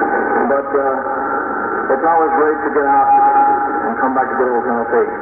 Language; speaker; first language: English; native; English